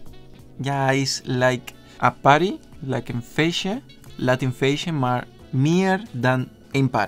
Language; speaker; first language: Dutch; non-native, learner; Spanish